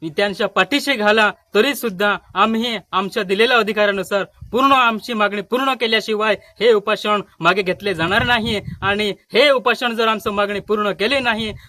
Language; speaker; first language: Marathi; non-native, local second language; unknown